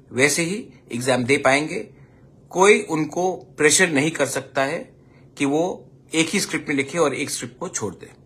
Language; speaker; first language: Hindi; non-native, local second language; Kok Borok